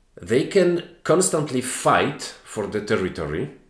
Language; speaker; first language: English; non-native, fluent; Polish